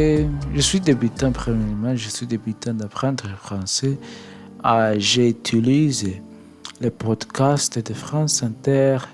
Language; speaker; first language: French; non-native, learner; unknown